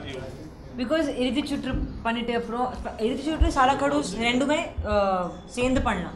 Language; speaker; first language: Tamil; non-native, learner; Hindi